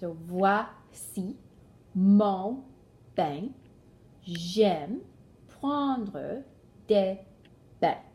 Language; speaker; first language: French; non-native, local second language; English